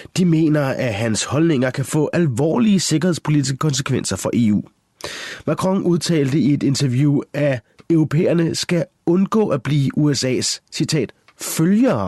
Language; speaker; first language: Danish; native; Danish